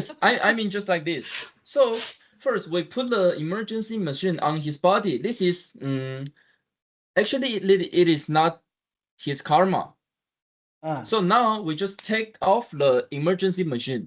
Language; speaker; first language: English; non-native, learner; Chinese